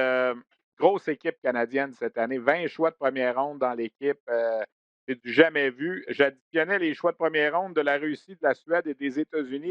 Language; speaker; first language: French; native; French